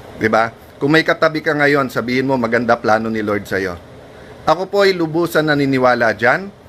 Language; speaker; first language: Filipino; native; Filipino